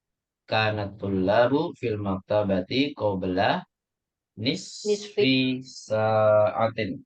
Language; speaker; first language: Arabic; non-native, fluent; Indonesian